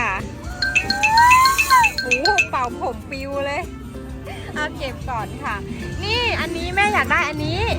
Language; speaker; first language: Thai; native; Thai